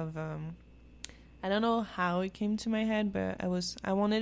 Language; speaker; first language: English; non-native, fluent; French